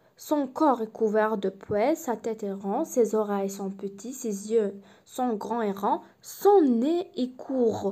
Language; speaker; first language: French; non-native, local second language; Arabic